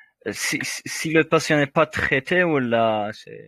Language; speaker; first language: French; non-native, local second language; Arabic